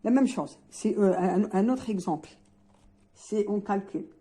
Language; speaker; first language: French; non-native, local second language; Arabic